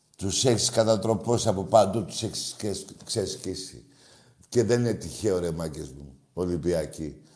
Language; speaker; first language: Greek; native; Greek